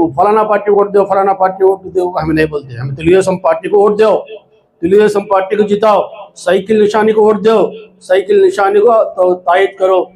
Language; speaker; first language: Urdu; native; Urdu